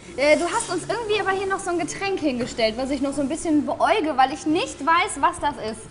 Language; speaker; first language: German; native; German